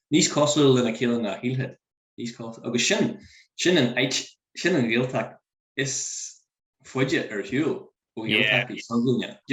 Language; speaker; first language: Irish; non-native, local second language; English